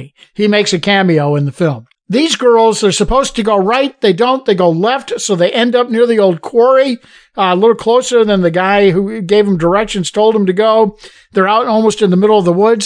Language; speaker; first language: English; native; English